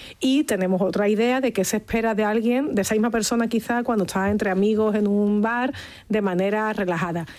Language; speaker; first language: Spanish; native; Spanish